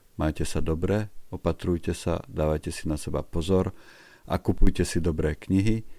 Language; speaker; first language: Slovak; native; Slovak